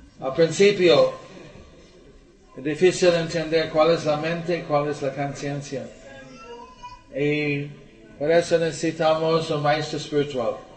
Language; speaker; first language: Spanish; non-native, learner; English